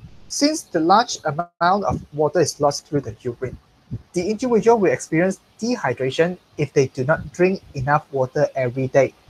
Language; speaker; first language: English; non-native, local second language; Chinese